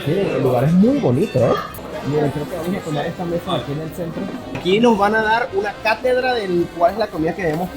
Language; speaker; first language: Spanish; native; Spanish